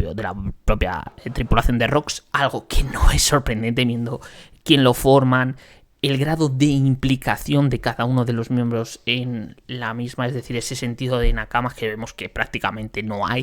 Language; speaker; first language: Spanish; native; Spanish